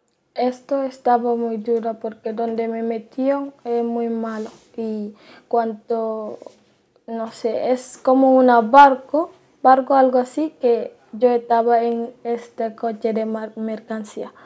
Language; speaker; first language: Spanish; non-native, learner; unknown